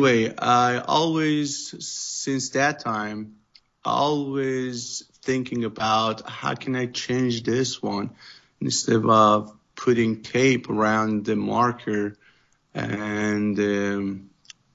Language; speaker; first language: English; non-native, fluent; Persian